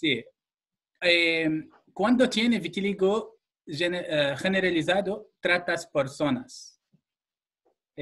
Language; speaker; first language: Spanish; non-native, fluent; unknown